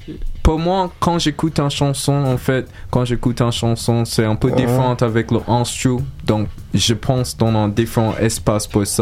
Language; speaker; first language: French; non-native, learner; English